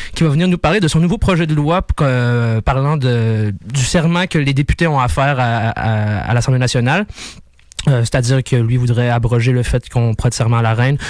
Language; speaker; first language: French; native; French